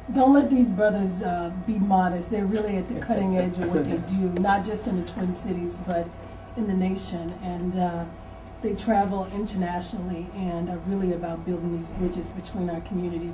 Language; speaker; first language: English; native; English